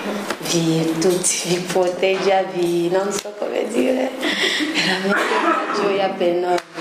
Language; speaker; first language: Italian; non-native, learner; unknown